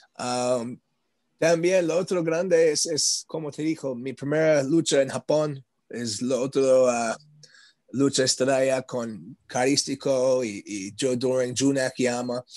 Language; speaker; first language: Spanish; non-native, learner; English